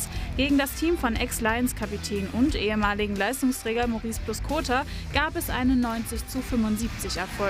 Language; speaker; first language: German; native; German